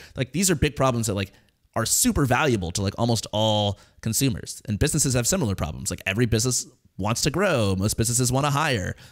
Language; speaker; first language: English; native; English